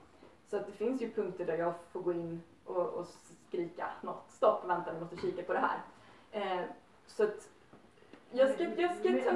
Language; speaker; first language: Swedish; native; Swedish